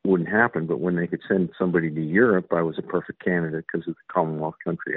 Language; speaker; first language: English; native; English